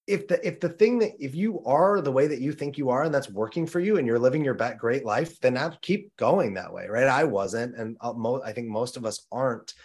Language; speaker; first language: English; native; English